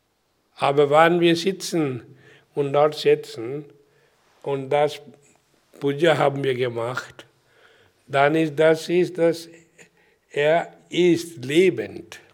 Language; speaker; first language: German; non-native, learner; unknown